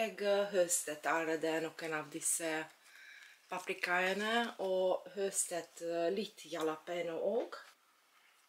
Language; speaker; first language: Swedish; non-native, learner; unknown